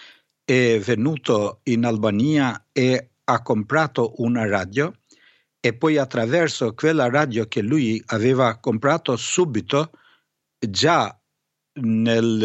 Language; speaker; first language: Italian; non-native, fluent; Albanian